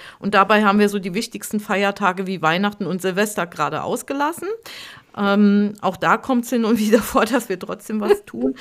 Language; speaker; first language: German; native; German